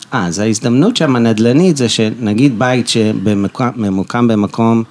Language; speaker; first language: Hebrew; early bilingual, heritage; Hebrew